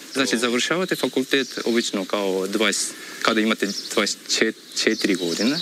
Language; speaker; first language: Croatian; non-native, fluent; Japanese